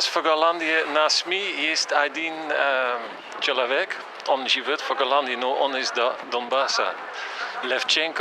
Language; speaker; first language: Russian; non-native, fluent; Dutch